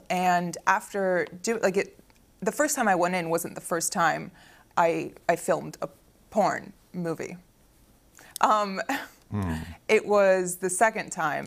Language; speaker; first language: English; early bilingual, other home language; Arabic